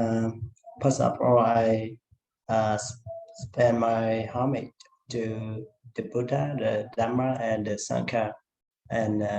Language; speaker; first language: English; non-native, learner; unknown